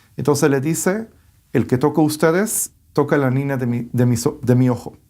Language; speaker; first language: Spanish; early bilingual, heritage; Hebrew